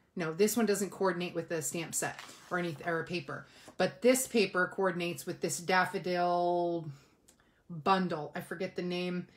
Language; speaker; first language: English; native; English